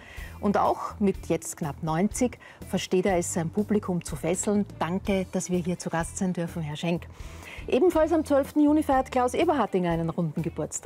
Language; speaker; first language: German; native; German